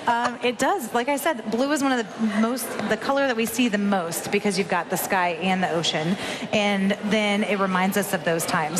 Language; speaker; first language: English; native; English